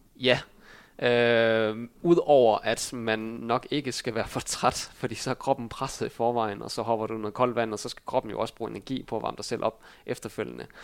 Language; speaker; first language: Danish; early bilingual, other home language; Vietnamese